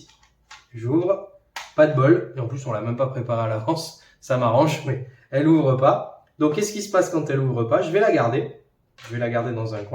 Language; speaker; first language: French; native; French